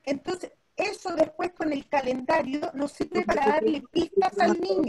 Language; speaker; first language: Spanish; native; Spanish